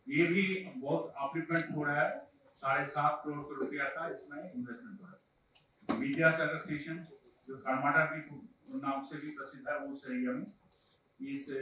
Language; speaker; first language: Hindi; native; Hindi